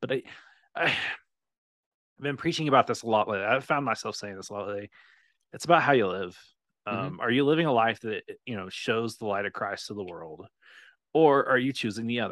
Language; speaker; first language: English; native; English